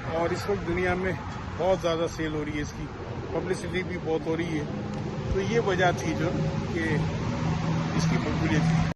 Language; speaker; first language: Urdu; native; Urdu